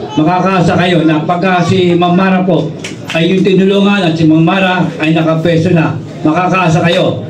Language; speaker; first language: Filipino; native; Filipino